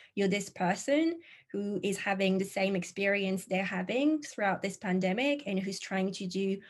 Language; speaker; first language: English; non-native, fluent; French